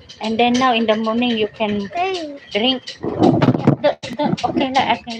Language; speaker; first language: English; non-native, learner; Filipino